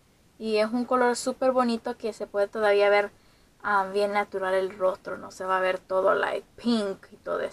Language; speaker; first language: Spanish; early bilingual, heritage; Spanish